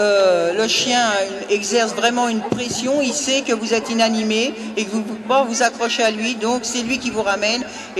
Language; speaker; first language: French; native; French